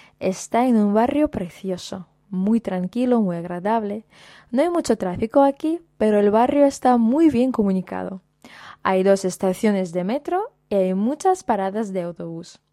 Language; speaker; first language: Spanish; non-native, fluent; Russian